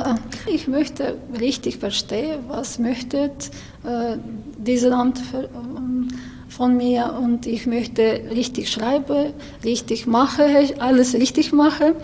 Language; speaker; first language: German; non-native, learner; Ukrainian